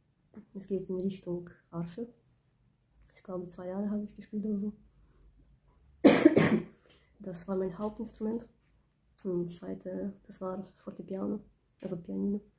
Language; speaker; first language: German; early bilingual, other home language; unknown